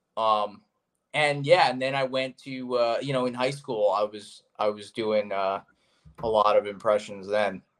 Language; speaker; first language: English; native; English